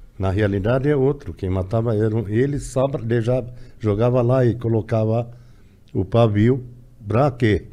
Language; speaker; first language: Portuguese; non-native, fluent; Arabic